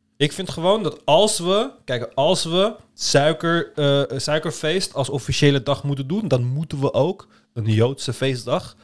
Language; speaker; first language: Dutch; early bilingual, other home language; Turkish